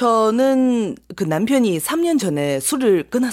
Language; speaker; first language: Korean; non-native, fluent; Chinese